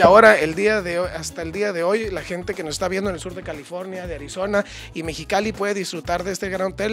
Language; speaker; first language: Spanish; native; Spanish